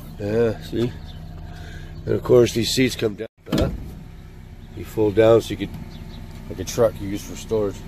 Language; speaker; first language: English; native; English